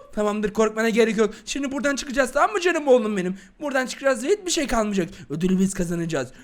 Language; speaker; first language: Turkish; native; Turkish